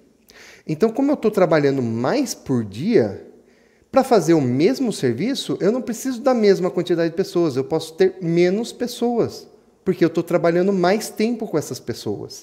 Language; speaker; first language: Portuguese; native; Portuguese